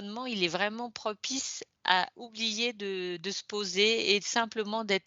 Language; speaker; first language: French; native; French